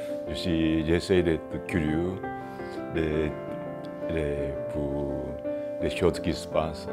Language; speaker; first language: French; non-native, fluent; Japanese